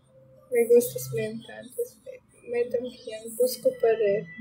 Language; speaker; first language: Spanish; non-native, learner; Russian